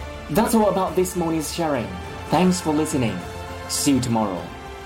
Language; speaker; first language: English; non-native, fluent; Chinese